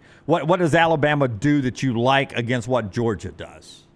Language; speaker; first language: English; native; English